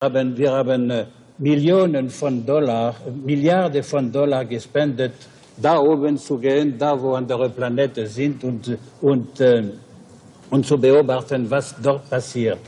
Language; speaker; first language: German; non-native, fluent; French